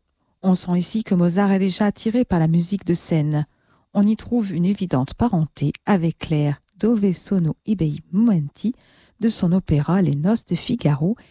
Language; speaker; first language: French; native; French